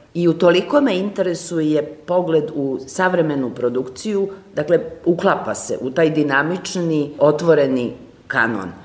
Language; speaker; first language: Serbian; native; Serbian